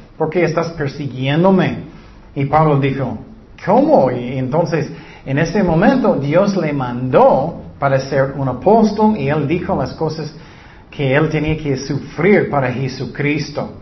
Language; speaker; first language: Spanish; non-native, learner; English